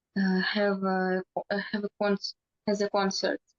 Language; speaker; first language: English; non-native, learner; Russian